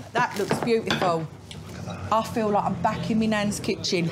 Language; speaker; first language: English; native; English